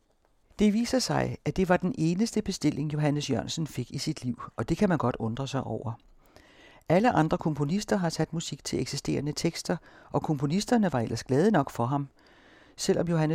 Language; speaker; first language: Danish; native; Danish